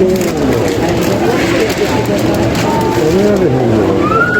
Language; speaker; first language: Japanese; native; Japanese